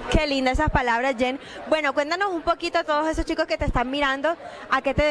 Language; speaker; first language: Spanish; native; Spanish